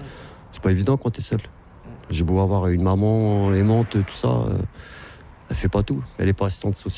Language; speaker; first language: French; native; French